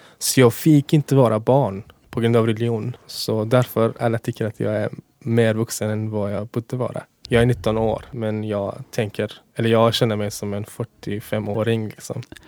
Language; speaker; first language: Swedish; non-native, fluent; Persian